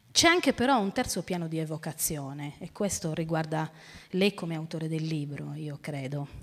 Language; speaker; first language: Italian; native; Italian